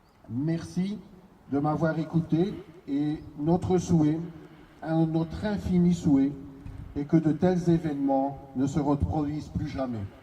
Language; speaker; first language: French; native; French